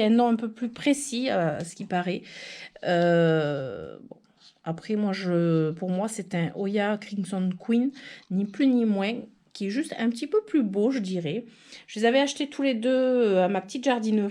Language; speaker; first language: French; native; French